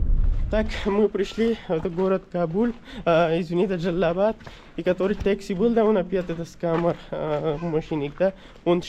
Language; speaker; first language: Russian; non-native, learner; Pashto